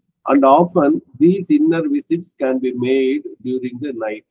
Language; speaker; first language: English; non-native, local second language; Tamil